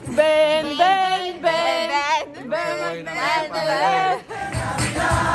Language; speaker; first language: Spanish; native; Spanish